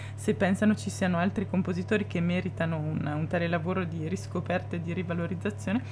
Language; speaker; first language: Italian; native; Italian